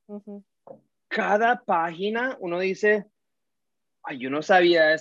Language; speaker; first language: Spanish; early bilingual, heritage; Spanish